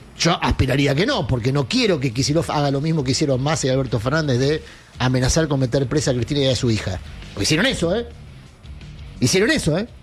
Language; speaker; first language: Spanish; native; Spanish